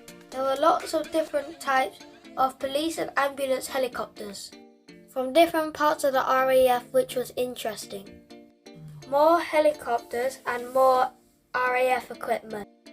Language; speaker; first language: English; native; English